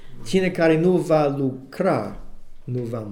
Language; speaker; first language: Romanian; non-native, learner; English